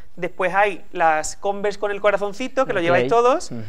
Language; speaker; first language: Spanish; native; Spanish